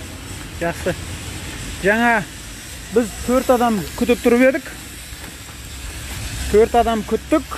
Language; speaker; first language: Kazakh; native; Kazakh